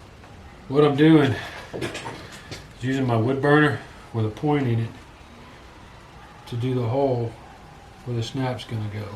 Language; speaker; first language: English; native; English